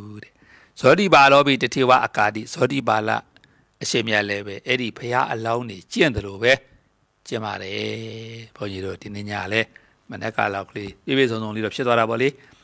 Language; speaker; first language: Burmese; native; Burmese